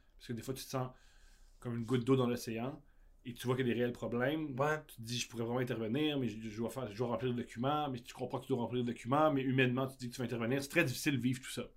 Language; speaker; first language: French; native; French